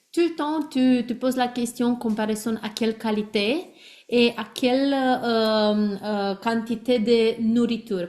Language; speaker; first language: French; non-native, learner; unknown